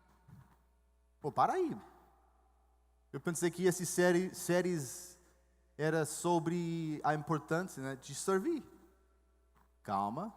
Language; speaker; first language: Portuguese; non-native, fluent; English